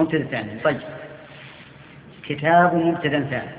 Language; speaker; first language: Arabic; native; Arabic